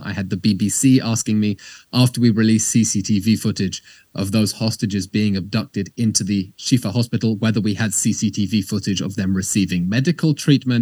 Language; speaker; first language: English; native; English